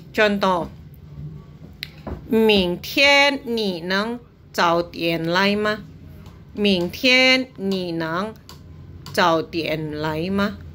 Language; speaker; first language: Chinese; non-native, fluent; Indonesian